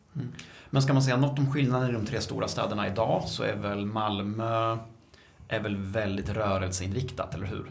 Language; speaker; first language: Swedish; native; Swedish